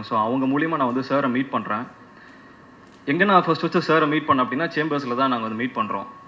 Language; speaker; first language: Tamil; native; Tamil